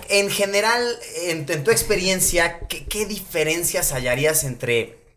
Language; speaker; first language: Spanish; native; Spanish